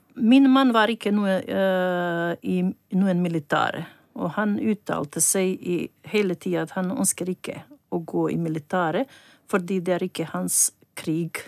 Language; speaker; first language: Norwegian; non-native, learner; Bosnian